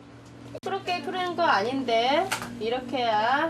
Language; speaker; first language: Korean; non-native, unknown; Vietnamese